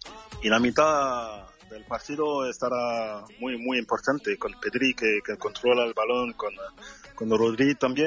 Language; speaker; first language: Spanish; non-native, fluent; French